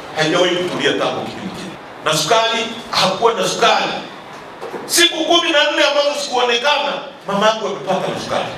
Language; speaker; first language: Swahili; native; Swahili